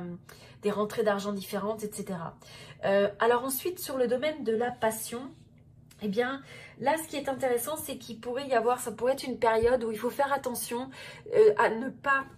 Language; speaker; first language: French; native; French